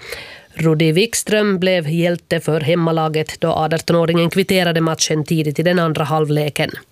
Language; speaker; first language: Swedish; native; Swedish